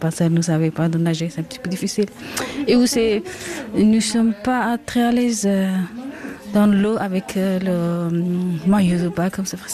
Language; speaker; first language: French; non-native, learner; Persian